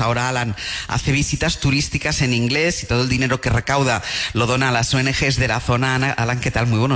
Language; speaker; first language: Spanish; native; Spanish